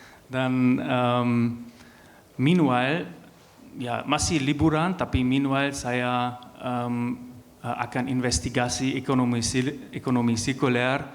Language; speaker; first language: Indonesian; non-native, learner; German